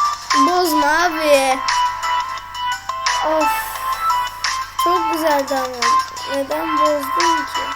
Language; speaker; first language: Turkish; native; Turkish